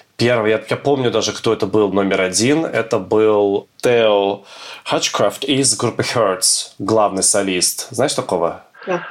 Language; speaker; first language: Russian; native; Russian